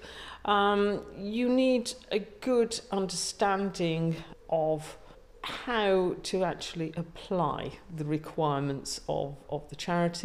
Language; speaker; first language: English; native; English